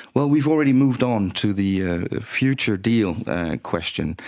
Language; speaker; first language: English; non-native, fluent; Danish